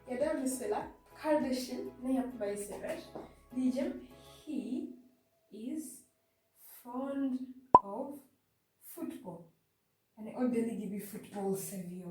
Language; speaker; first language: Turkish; non-native, fluent; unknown